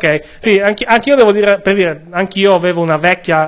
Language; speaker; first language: Italian; native; Italian